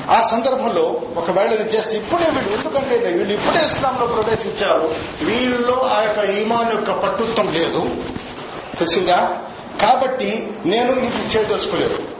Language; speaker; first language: Telugu; non-native, local second language; Urdu